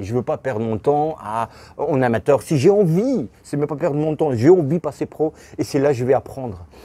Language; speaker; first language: French; non-native, fluent; Russian